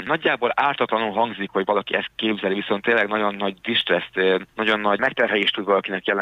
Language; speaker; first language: Hungarian; native; Hungarian